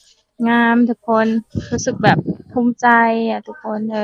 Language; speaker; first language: Thai; non-native, local second language; Northeastern Thai